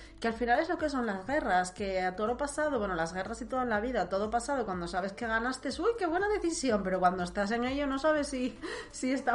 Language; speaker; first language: Spanish; native; Spanish